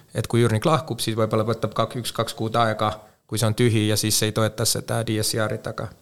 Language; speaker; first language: Estonian; non-native, fluent; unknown